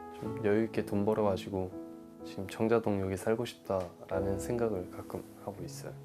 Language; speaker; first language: Korean; native; Korean